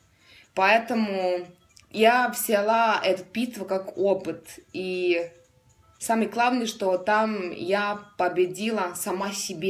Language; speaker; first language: Russian; non-native, learner; Estonian